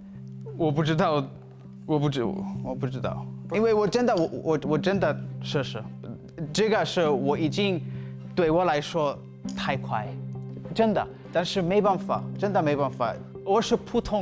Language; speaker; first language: Chinese; non-native, learner; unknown